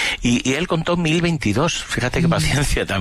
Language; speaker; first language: Spanish; native; Spanish